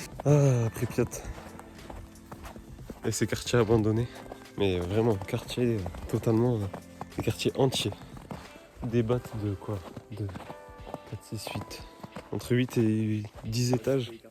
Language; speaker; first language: French; native; French